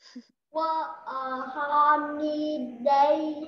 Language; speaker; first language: English; non-native, learner; Vietnamese